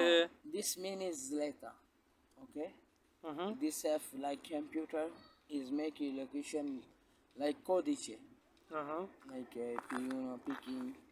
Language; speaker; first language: English; non-native, local second language; Punjabi